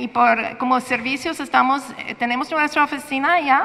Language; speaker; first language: Spanish; non-native, fluent; English